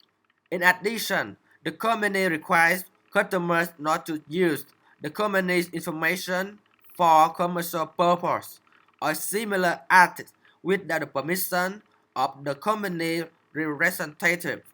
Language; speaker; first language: English; non-native, learner; Vietnamese